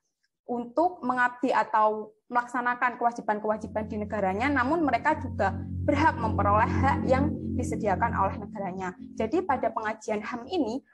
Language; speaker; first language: Indonesian; native; Indonesian